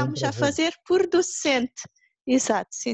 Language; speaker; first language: Portuguese; non-native, local second language; Kabuverdianu